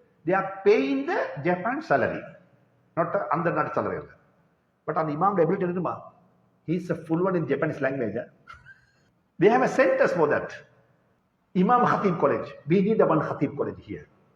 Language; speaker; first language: English; non-native, local second language; Tamil